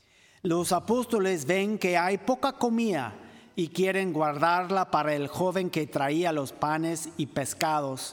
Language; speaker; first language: Spanish; non-native, fluent; English